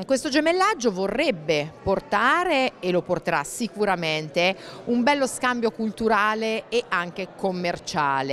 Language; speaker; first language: Italian; native; Italian